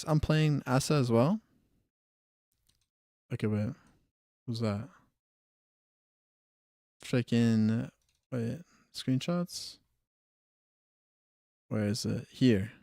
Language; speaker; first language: English; native; English